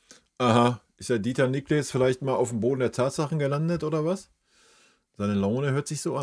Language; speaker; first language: German; native; German